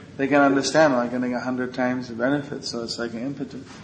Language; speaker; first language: English; native; English